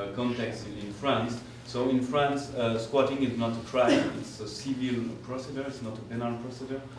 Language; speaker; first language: English; non-native, fluent; French